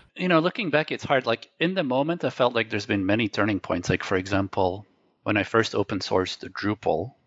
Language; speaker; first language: English; non-native, fluent; Dutch